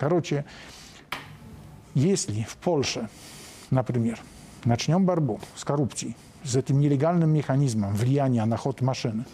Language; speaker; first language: Polish; non-native, learner; Russian